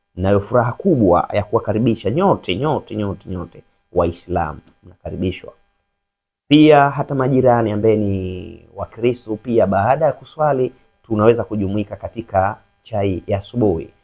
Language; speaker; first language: Swahili; native; Swahili